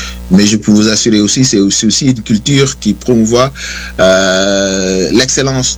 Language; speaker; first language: French; non-native, local second language; Wolof